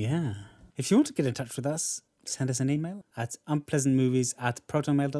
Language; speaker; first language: English; non-native, fluent; Norwegian